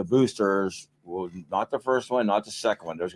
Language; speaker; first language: English; native; English